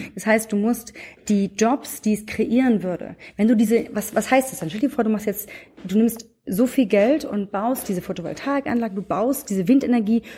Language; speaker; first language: German; native; German